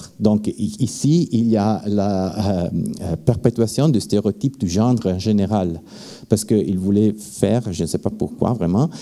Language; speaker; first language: French; non-native, fluent; Italian